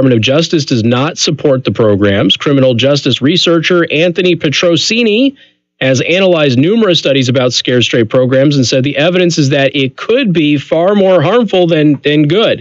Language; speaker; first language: English; native; English